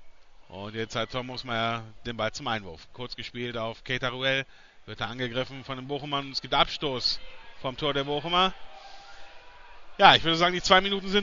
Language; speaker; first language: German; native; German